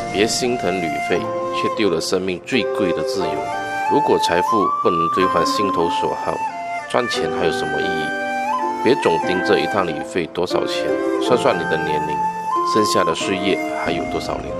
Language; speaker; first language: Chinese; native; Chinese